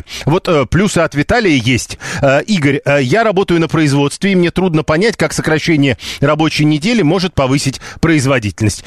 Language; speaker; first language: Russian; native; Russian